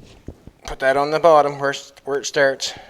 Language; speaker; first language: English; native; English